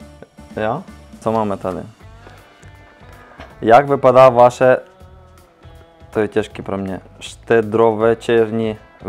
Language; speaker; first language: Czech; non-native, learner; Ukrainian